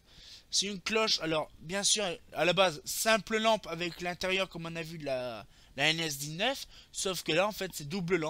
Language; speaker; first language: French; native; French